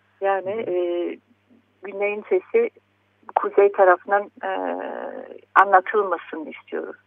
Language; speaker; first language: Turkish; non-native, fluent; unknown